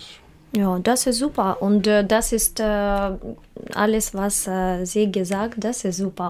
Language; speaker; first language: German; non-native, learner; Russian